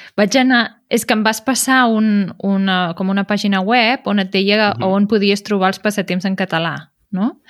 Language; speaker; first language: Catalan; native; Catalan